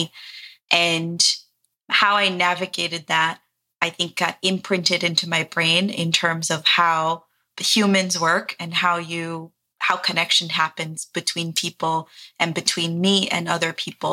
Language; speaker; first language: English; early bilingual, other home language; Portuguese